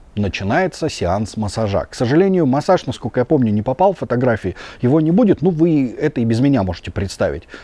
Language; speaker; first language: Russian; native; Russian